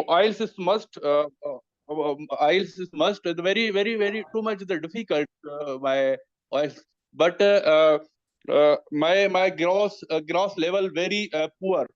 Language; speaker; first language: English; non-native, learner; Urdu